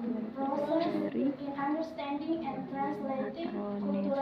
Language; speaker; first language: English; non-native, learner; Indonesian